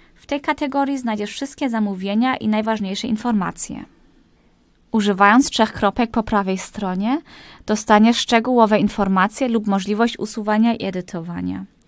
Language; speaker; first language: Polish; early bilingual, heritage; Polish